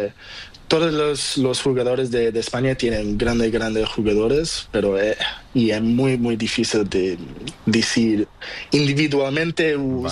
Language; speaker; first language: Spanish; non-native, learner; Portuguese